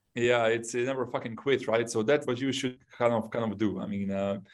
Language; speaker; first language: English; non-native, fluent; Bosnian